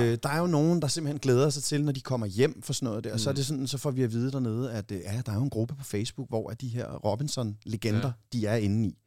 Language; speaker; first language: Danish; native; Danish